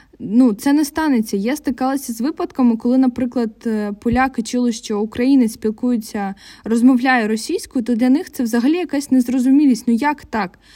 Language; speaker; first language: Ukrainian; non-native, local second language; Russian